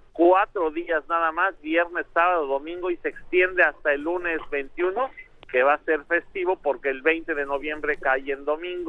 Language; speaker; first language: Spanish; native; Spanish